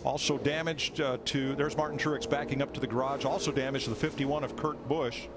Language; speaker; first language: English; native; English